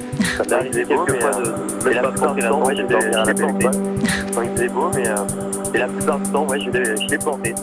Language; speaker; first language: French; native; French